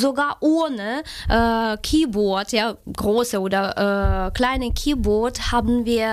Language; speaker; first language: German; non-native, learner; Ukrainian